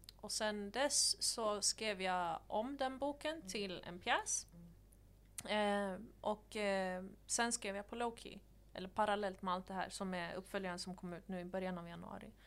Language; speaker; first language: Swedish; early bilingual, other home language; Persian